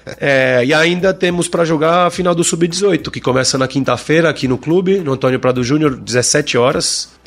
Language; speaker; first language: Portuguese; non-native, fluent; Spanish